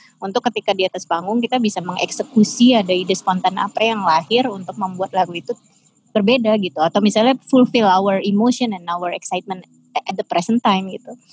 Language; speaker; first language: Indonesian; native; Indonesian